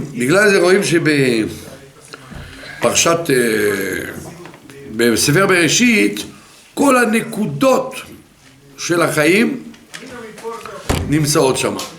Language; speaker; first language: Hebrew; non-native, fluent; French